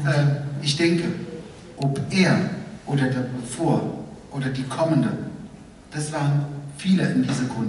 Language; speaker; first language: German; non-native, fluent; Arabic